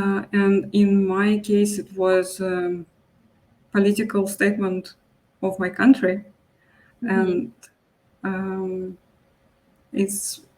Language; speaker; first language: English; non-native, local second language; Russian